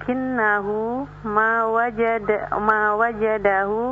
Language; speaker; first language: Arabic; non-native, learner; Indonesian